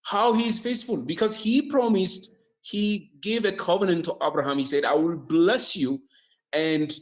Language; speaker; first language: English; non-native, local second language; Amharic